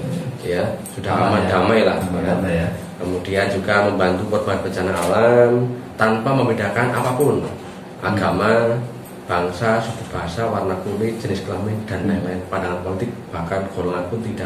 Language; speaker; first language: Indonesian; native; Indonesian